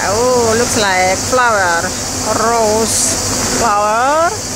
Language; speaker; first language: English; non-native, learner; Indonesian